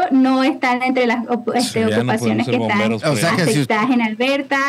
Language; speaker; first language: Spanish; native; Spanish